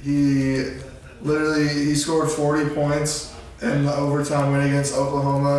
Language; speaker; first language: English; native; English